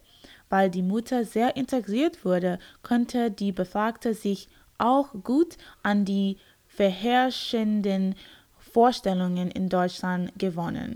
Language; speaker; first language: German; non-native, learner; English